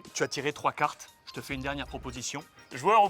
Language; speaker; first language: French; native; French